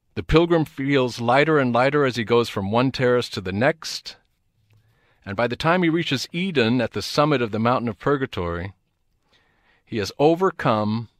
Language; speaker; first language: English; native; English